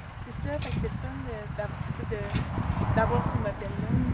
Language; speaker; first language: French; native; French